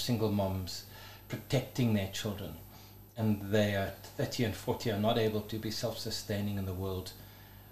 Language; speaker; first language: English; native; English